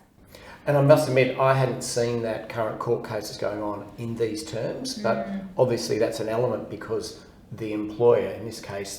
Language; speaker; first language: English; native; English